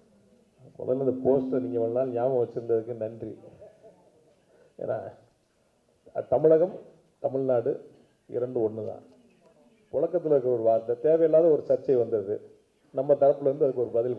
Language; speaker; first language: Tamil; native; Tamil